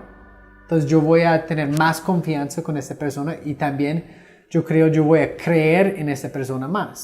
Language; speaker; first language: Spanish; non-native, fluent; English